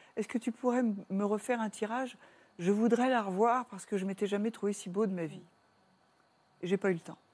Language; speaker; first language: French; native; French